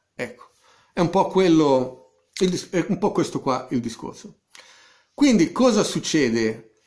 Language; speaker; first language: Italian; native; Italian